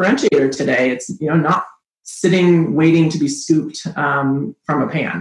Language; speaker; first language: English; native; English